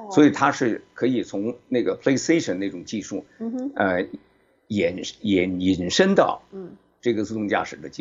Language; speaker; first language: Chinese; native; Chinese